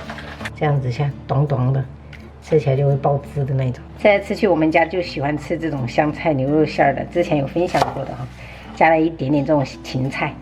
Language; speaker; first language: Chinese; native; Chinese